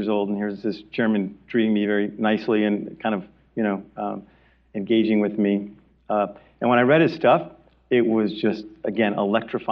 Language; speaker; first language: English; native; English